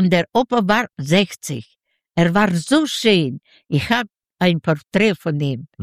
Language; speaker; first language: German; non-native, learner; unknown